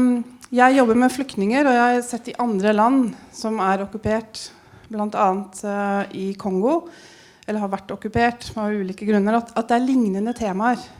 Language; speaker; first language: Norwegian; early bilingual, heritage; Norwegian